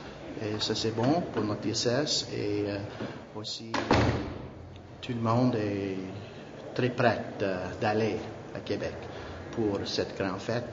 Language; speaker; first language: French; non-native, local second language; English